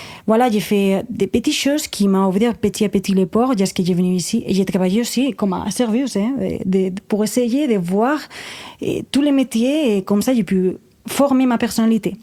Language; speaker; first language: French; non-native, fluent; Spanish